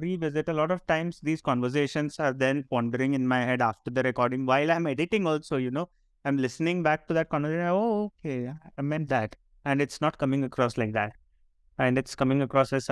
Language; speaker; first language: English; non-native, local second language; Marathi